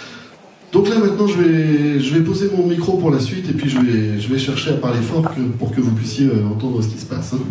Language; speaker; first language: French; native; French